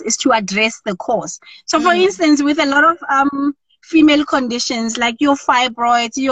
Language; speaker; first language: English; non-native, local second language; Tswana